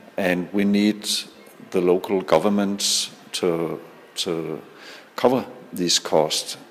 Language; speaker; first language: English; non-native, fluent; Danish